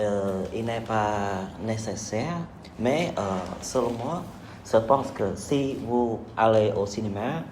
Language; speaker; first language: French; non-native, learner; Khmer